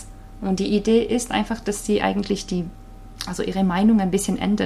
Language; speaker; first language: German; non-native, fluent; Japanese